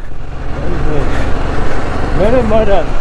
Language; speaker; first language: English; non-native, fluent; German